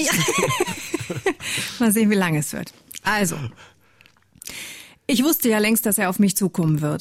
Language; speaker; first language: German; native; German